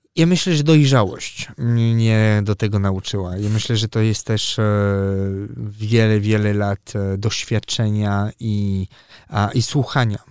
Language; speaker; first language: Polish; early bilingual, heritage; Polish